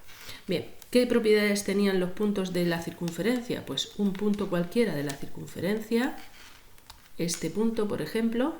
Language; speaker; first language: Spanish; native; Spanish